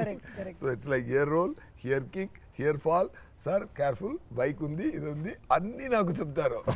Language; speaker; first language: Telugu; non-native, learner; Tamil